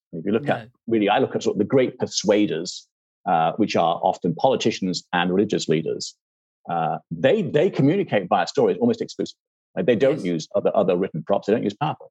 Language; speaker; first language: English; native; English